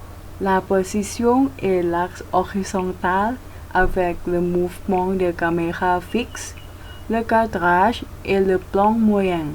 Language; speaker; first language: French; non-native, learner; Thai